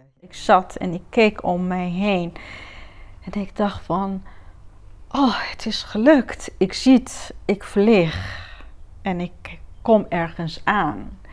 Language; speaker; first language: Dutch; non-native, fluent; Persian